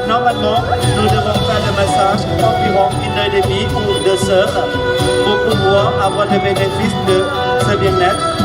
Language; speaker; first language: French; non-native, fluent; Thai